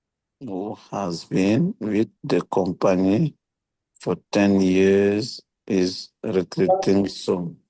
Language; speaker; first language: English; non-native, learner; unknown